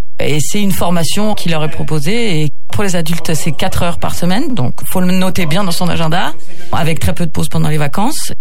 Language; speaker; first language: French; native; French